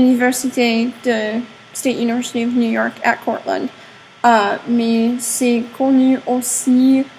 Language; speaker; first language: French; non-native, learner; English